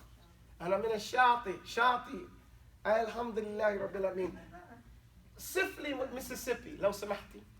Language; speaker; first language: Arabic; non-native, fluent; English